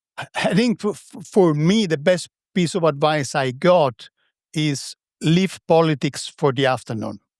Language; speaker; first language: English; non-native, fluent; Italian